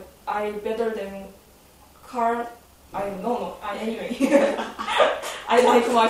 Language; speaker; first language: English; non-native, learner; Korean